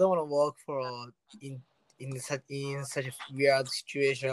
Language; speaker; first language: English; non-native, learner; Japanese